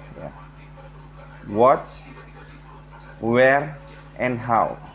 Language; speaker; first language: English; non-native, learner; Indonesian